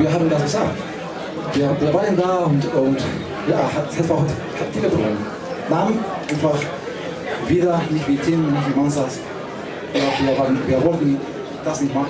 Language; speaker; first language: German; non-native, learner; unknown